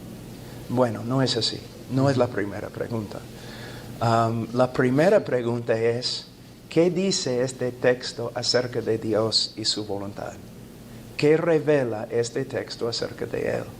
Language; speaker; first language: Spanish; non-native, fluent; English